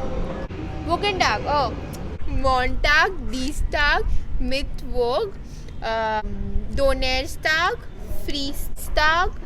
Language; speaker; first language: German; non-native, learner; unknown